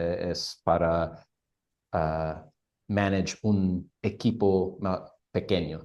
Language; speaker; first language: Spanish; non-native, fluent; English